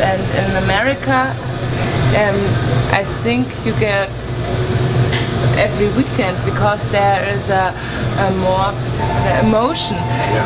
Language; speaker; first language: English; non-native, learner; German